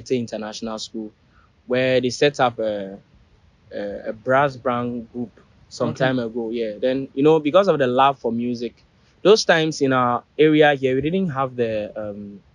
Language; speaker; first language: English; non-native, local second language; Ewe